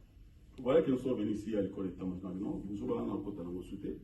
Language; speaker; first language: French; non-native, local second language; Lingala